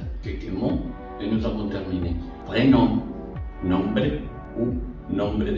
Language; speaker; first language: French; non-native, fluent; Spanish